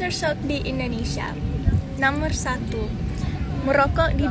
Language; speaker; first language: Indonesian; non-native, fluent; English